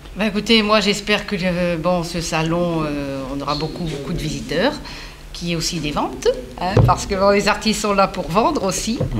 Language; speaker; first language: French; native; French